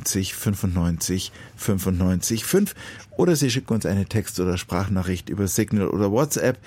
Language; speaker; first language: German; native; German